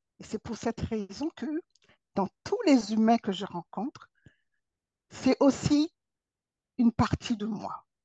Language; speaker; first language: French; native; French